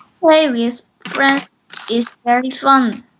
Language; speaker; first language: English; non-native, learner; Korean